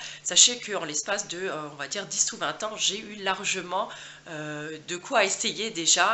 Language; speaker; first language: French; native; French